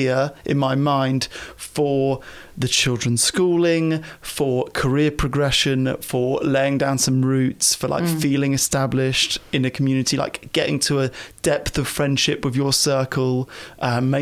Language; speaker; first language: English; native; English